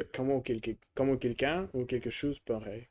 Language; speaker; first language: French; non-native, learner; Russian